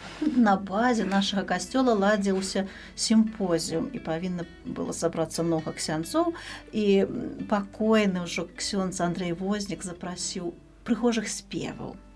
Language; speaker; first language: Belarusian; native; Belarusian